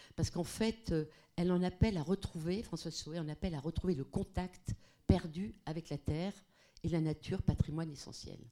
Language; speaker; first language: French; non-native, fluent; Portuguese